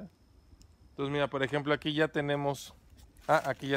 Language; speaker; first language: Spanish; native; Spanish